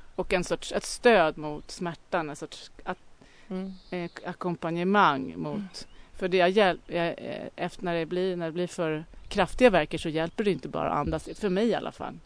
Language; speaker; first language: Swedish; native; Swedish